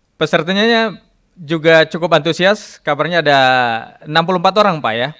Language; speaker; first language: Indonesian; native; Indonesian